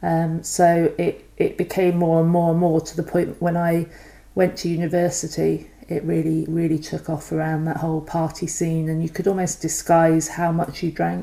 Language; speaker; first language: English; native; English